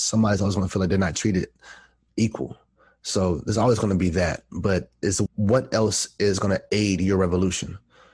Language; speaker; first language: English; native; English